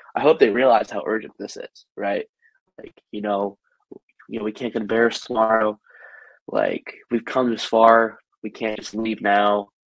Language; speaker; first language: English; native; English